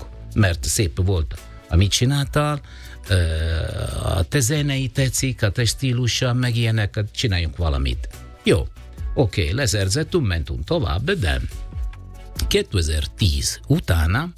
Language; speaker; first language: Hungarian; non-native, learner; Italian